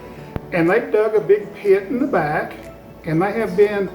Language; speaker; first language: English; native; English